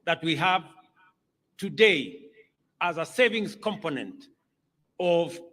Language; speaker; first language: English; non-native, local second language; Kalenjin